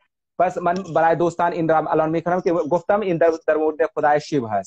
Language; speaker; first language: Persian; non-native, fluent; Hindi